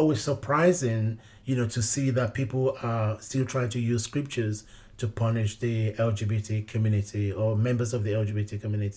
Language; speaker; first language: English; non-native, local second language; Yoruba